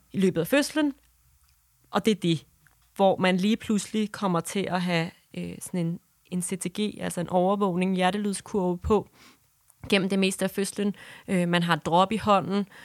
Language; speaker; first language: Danish; native; Danish